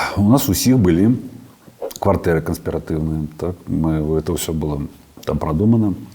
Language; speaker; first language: Belarusian; non-native, local second language; Russian